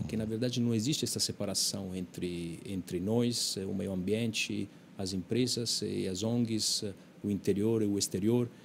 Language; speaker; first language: Portuguese; non-native, fluent; Italian